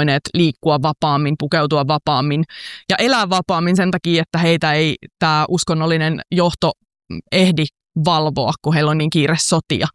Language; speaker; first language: Finnish; native; Finnish